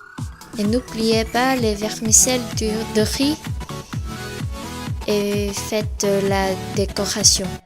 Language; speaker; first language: French; non-native, learner; Vietnamese